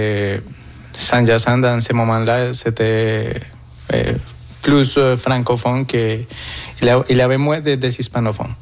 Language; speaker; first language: French; non-native, fluent; Spanish